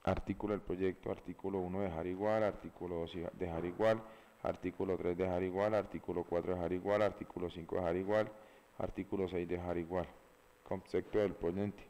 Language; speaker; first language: Spanish; native; Spanish